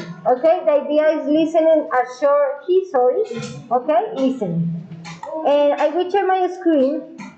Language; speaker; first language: English; non-native, learner; Spanish